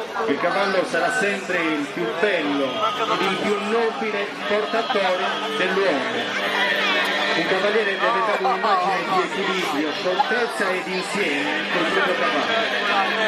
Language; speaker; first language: Italian; native; Italian